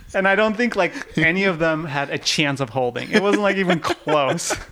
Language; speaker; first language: English; early bilingual, other home language; Russian